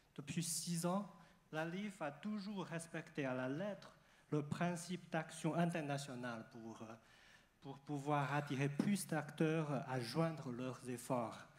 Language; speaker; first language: French; non-native, fluent; Chinese